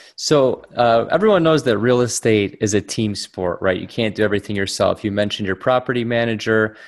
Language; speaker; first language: English; native; English